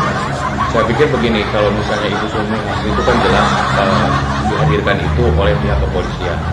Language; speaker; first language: Indonesian; native; Indonesian